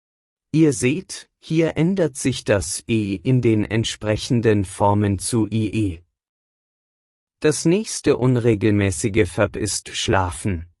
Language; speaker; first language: German; non-native, fluent; Persian